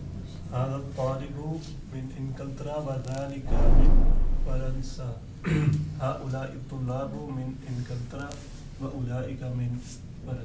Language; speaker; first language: Arabic; non-native, learner; Urdu